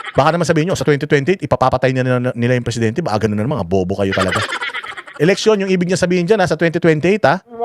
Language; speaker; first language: Filipino; native; Filipino